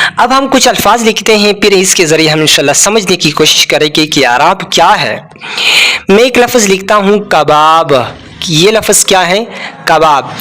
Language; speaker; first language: Urdu; non-native, local second language; Pashto